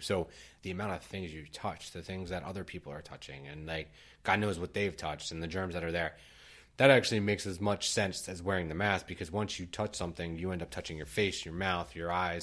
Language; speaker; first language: English; native; English